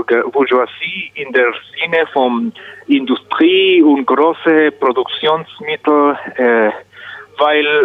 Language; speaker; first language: German; non-native, learner; Spanish